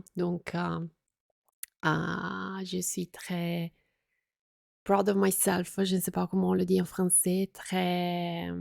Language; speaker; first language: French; non-native, fluent; Italian